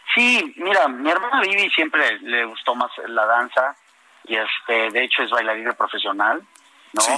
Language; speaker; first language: Spanish; native; Spanish